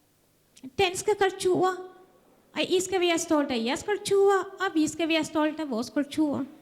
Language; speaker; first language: Danish; non-native, fluent; Tamil